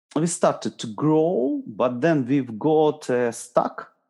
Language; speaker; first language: English; non-native, fluent; Ukrainian